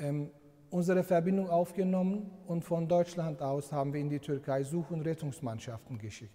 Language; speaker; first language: German; non-native, fluent; Turkish